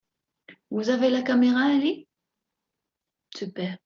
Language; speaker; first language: French; non-native, fluent; Spanish